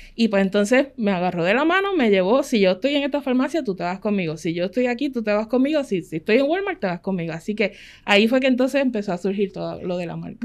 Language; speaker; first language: Spanish; native; Spanish